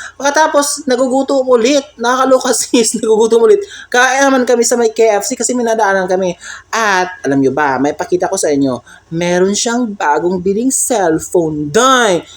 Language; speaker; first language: Filipino; non-native, local second language; Cebuano